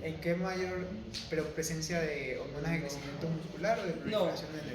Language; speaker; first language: Spanish; native; Spanish